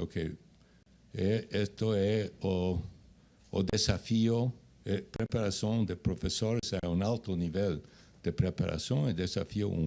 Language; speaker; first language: Portuguese; non-native, fluent; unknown